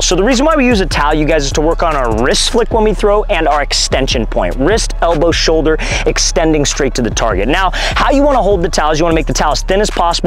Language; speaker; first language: English; native; English